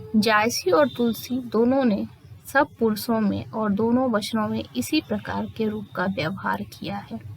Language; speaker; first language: Hindi; native; Hindi